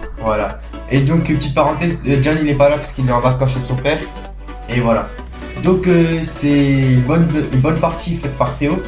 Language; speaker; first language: French; native; French